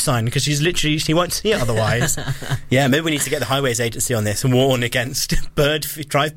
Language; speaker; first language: English; native; English